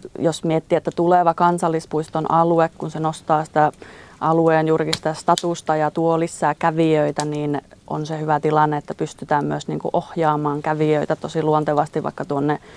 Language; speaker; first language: Finnish; native; Finnish